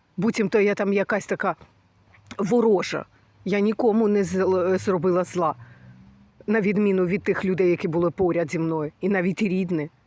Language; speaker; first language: Ukrainian; early bilingual, other home language; Russian